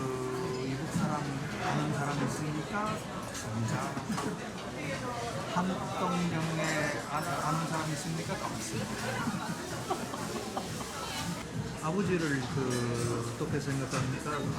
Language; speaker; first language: Korean; early bilingual, heritage; Japanese